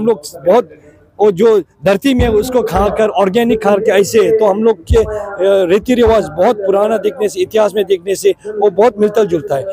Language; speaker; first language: Hindi; non-native, fluent; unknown